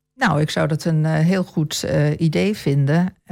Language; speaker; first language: Dutch; native; Dutch